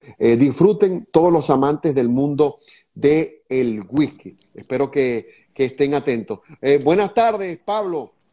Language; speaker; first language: Spanish; native; Spanish